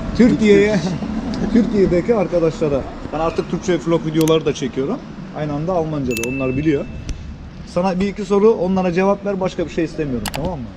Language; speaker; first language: Turkish; early bilingual, heritage; Turkish